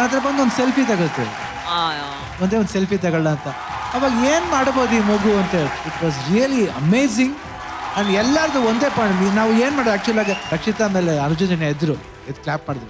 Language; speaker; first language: Kannada; native; Kannada